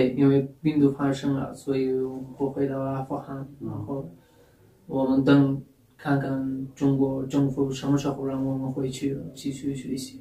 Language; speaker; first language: Chinese; non-native, fluent; Pashto